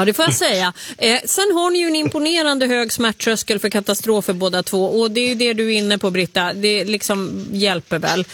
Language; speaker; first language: Swedish; native; Swedish